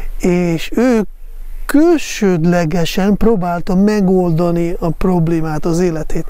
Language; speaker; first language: Hungarian; non-native, fluent; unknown